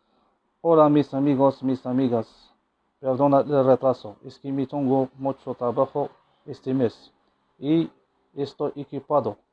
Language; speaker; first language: Spanish; non-native, learner; Arabic